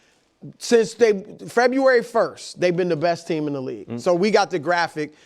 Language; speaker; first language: English; native; English